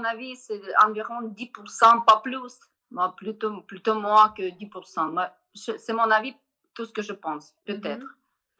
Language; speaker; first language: French; non-native, learner; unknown